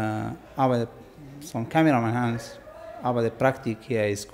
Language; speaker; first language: Danish; non-native, learner; Arabic